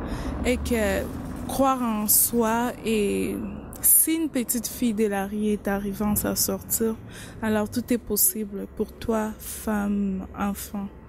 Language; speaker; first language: French; non-native, local second language; Lingala